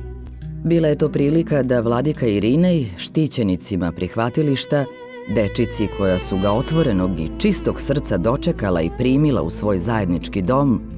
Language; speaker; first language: Serbian; native; Serbian